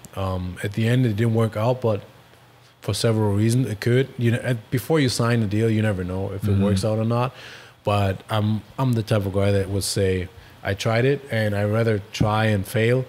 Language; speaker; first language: English; non-native, fluent; German